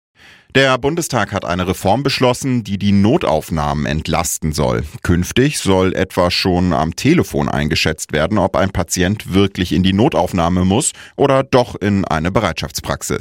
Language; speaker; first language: German; native; German